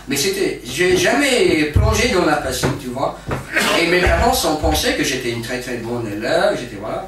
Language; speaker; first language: French; non-native, fluent; English